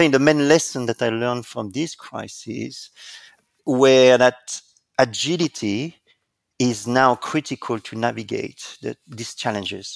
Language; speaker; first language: English; non-native, fluent; French